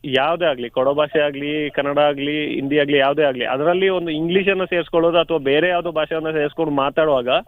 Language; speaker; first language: Kannada; non-native, local second language; Kodava